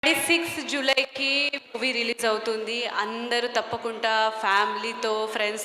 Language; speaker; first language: Telugu; non-native, local second language; Marathi